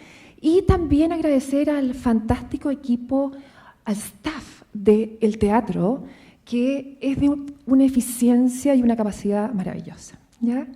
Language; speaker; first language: Spanish; native; Spanish